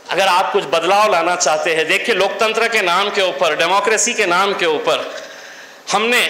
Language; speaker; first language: Hindi; non-native, local second language; Marathi